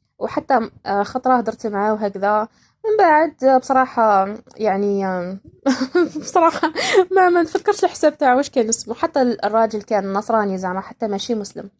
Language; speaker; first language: Arabic; native; Arabic